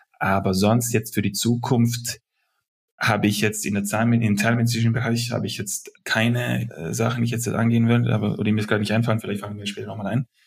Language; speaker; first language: German; early bilingual, other home language; Serbian